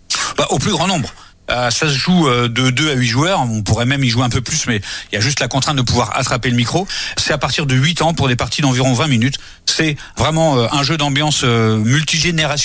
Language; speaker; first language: French; native; French